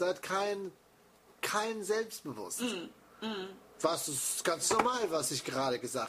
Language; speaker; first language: German; non-native, fluent; English